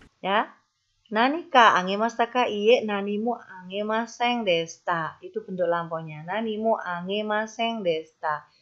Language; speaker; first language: Japanese; non-native, fluent; Indonesian